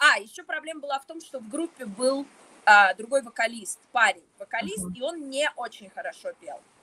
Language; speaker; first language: Russian; native; Russian